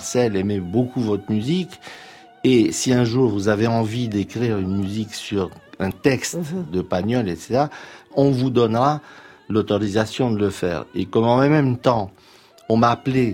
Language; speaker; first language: French; non-native, fluent; Romanian